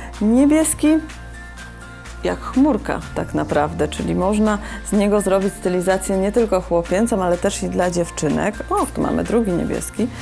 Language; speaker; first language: Polish; native; Polish